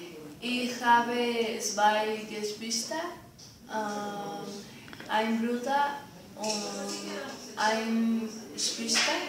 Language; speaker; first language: German; non-native, learner; Spanish